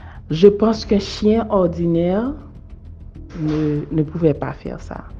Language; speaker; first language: French; non-native, local second language; Haitian Creole